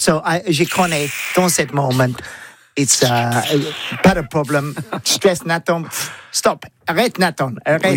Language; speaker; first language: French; non-native, learner; English